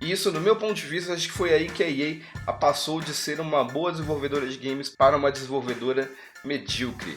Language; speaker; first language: Portuguese; native; Portuguese